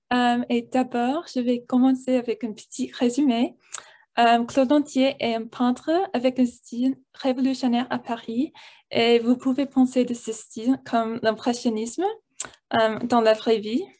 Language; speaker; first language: French; non-native, learner; English